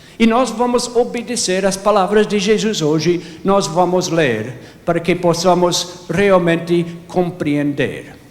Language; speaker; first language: Portuguese; non-native, fluent; English